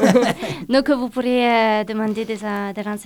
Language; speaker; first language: French; non-native, fluent; Italian